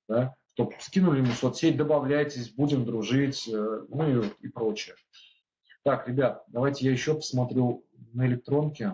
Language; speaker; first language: Russian; native; Russian